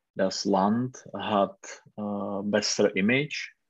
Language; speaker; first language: German; non-native, fluent; Czech